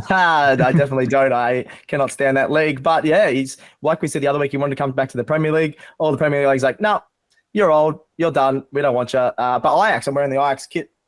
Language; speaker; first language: English; native; English